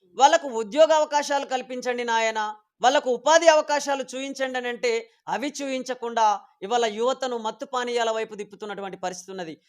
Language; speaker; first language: Telugu; native; Telugu